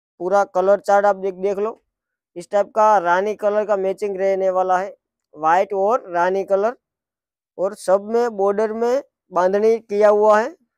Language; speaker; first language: Hindi; non-native, local second language; Gujarati